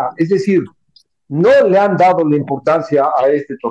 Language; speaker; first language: Spanish; native; Spanish